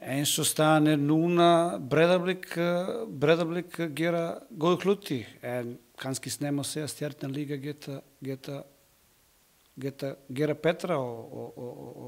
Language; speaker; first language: Icelandic; non-native, learner; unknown